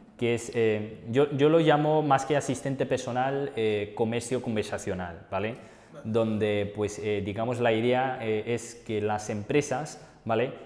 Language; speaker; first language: Spanish; non-native, fluent; Chinese